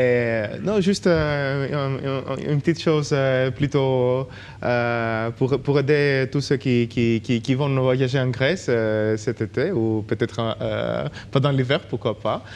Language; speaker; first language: French; non-native, local second language; Greek